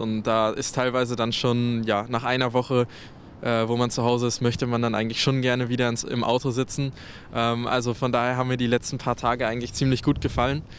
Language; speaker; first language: German; native; German